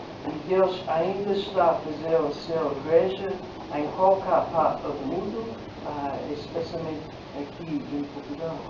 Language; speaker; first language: Portuguese; non-native, fluent; English